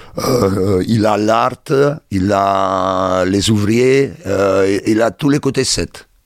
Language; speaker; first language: French; non-native, learner; Italian